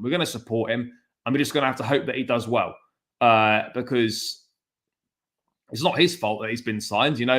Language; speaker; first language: English; native; English